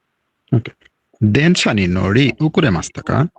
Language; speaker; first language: Japanese; non-native, learner; Bangla